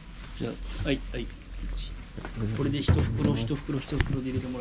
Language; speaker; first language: Japanese; non-native, fluent; Javanese